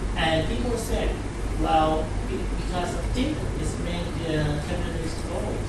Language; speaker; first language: English; non-native, fluent; Thai